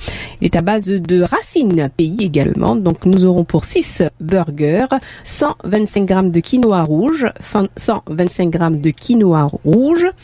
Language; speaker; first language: French; native; French